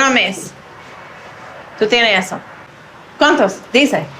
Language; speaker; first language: Spanish; non-native, learner; English